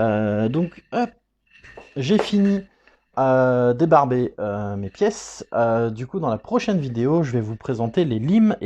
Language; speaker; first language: French; native; French